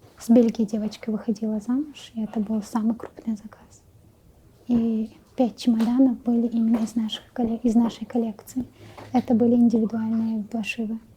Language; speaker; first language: Russian; non-native, local second language; Chechen